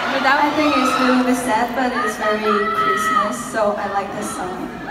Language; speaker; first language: English; non-native, learner; Korean